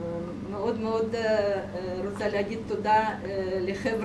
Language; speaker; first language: Hebrew; non-native, fluent; Russian